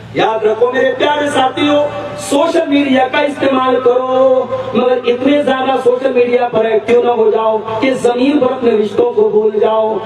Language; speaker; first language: Urdu; native; Urdu